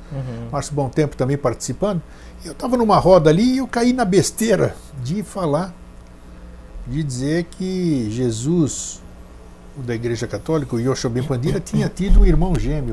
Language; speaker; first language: Portuguese; native; Portuguese